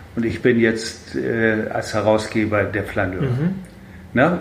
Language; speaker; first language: German; native; German